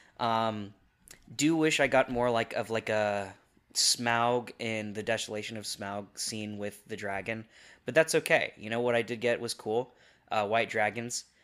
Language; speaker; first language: English; native; English